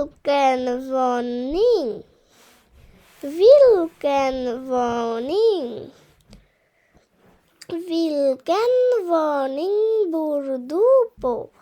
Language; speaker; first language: Swedish; non-native, fluent; Bangla